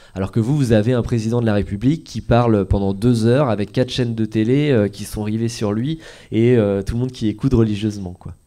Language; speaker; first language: French; native; French